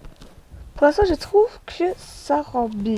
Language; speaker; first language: French; native; French